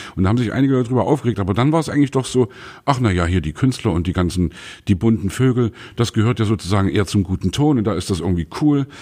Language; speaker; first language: German; native; German